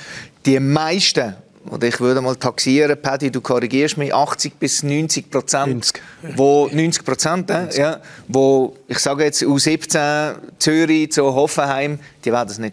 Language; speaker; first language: German; native; German